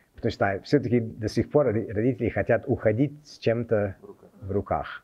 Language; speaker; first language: Russian; non-native, fluent; English